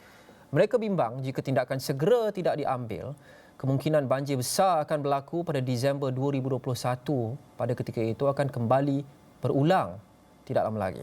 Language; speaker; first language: Malay; native; Malay